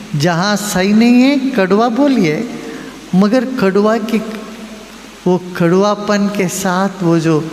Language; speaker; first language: Hindi; non-native, local second language; Malayalam